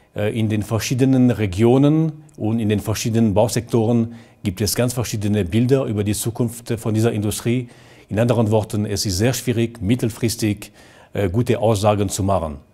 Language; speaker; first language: German; native; German